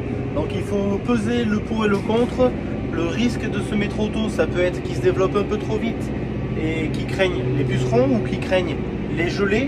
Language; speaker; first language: French; native; French